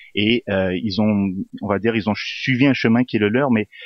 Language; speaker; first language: French; non-native, local second language; Arabic